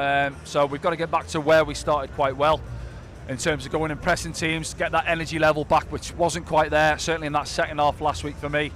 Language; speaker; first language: English; native; English